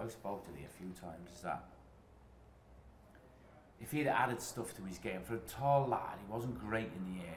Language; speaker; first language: English; native; English